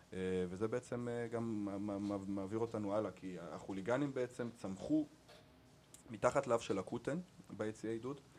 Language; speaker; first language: Hebrew; native; Hebrew